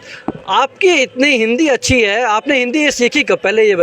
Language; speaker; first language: Hindi; native; Hindi